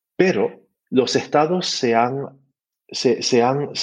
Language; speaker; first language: Spanish; non-native, fluent; English